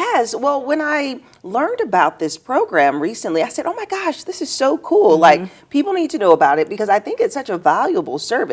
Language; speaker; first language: English; native; English